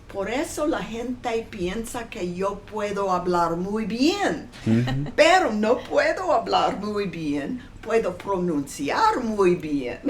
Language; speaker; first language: Spanish; non-native, learner; English